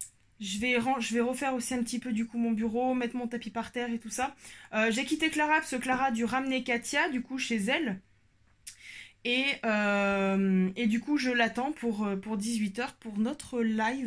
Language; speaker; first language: French; native; French